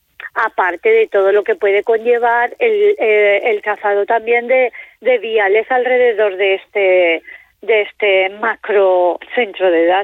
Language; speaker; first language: Spanish; native; Spanish